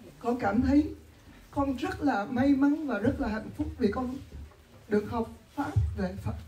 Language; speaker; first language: Vietnamese; early bilingual, heritage; Vietnamese